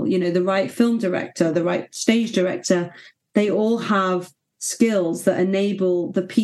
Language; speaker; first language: English; native; English